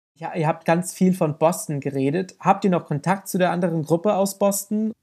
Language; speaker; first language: German; non-native, fluent; English